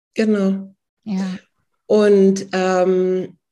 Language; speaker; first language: German; native; German